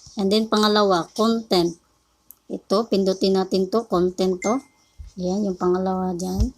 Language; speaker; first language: Filipino; native; Filipino